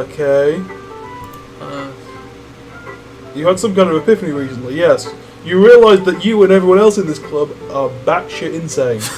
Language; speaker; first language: English; native; English